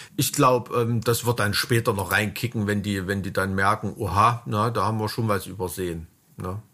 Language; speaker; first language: German; native; German